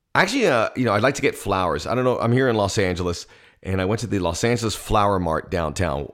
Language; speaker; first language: English; early bilingual, other home language; Spanish